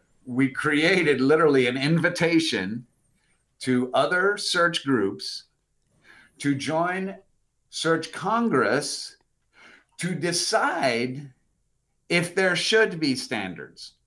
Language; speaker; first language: English; native; English